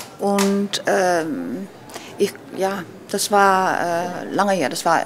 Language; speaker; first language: German; non-native, learner; Dutch